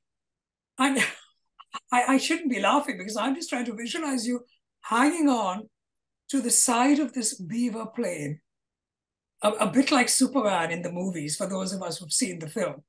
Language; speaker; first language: English; non-native, local second language; Malayalam